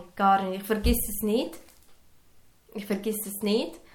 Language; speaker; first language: German; early bilingual, other home language; Serbian